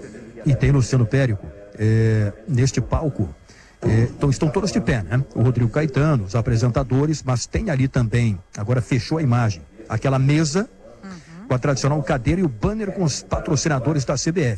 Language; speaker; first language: Portuguese; native; Portuguese